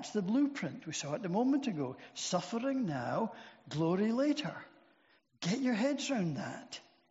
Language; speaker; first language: English; native; English